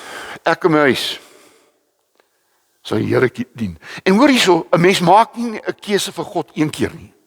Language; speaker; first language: Afrikaans; native; Afrikaans